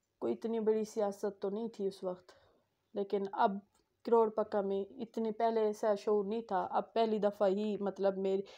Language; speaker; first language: Urdu; non-native, local second language; Saraiki